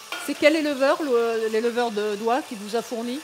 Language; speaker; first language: French; native; French